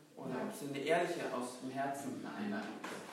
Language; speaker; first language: German; native; German